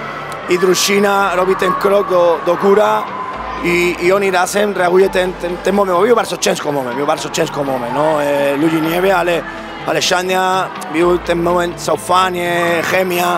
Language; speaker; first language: Polish; non-native, learner; Spanish